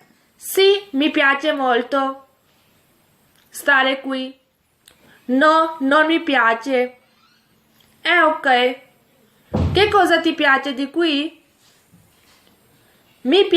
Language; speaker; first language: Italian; non-native, fluent; Urdu